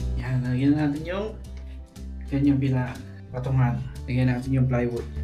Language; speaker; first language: Filipino; non-native, local second language; Hiligaynon